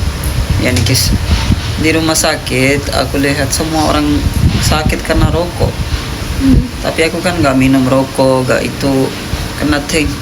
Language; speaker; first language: Indonesian; non-native, learner; Urdu